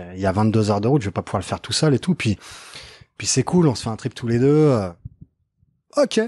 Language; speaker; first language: French; native; French